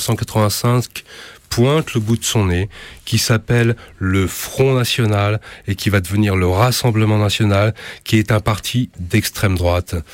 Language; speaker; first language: French; native; French